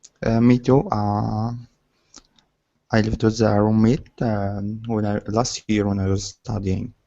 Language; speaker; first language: English; non-native, learner; Arabic